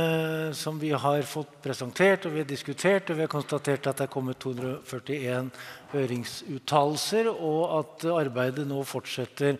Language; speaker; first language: Norwegian; native; Norwegian